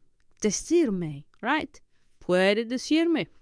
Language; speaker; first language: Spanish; non-native, fluent; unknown